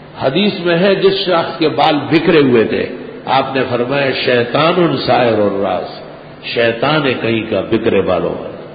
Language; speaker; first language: Urdu; non-native, local second language; Pashto